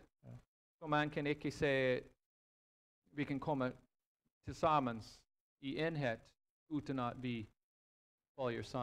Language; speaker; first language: Swedish; non-native, fluent; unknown